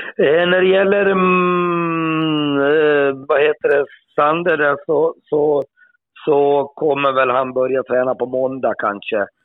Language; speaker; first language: Swedish; native; Swedish